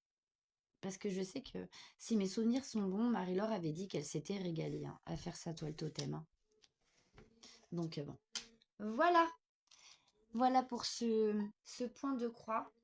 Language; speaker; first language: French; native; French